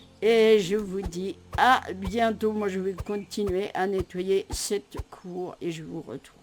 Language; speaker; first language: French; native; French